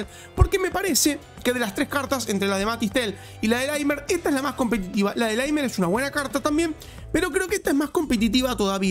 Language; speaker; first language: Spanish; native; Spanish